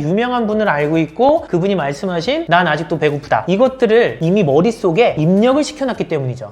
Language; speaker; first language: Korean; native; Korean